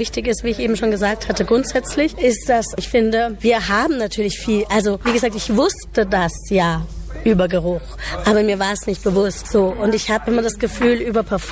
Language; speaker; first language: German; native; German